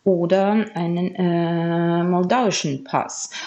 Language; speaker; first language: German; non-native, fluent; Ukrainian